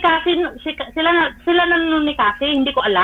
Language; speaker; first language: Filipino; native; Filipino